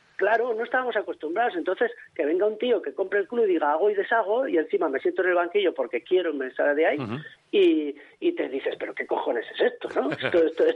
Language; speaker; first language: Spanish; native; Spanish